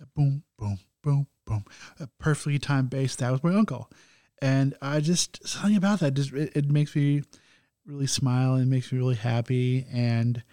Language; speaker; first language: English; native; English